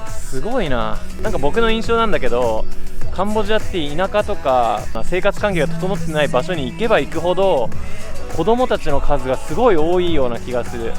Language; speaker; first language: Japanese; native; Japanese